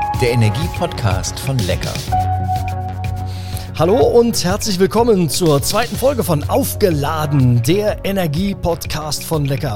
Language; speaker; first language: German; native; German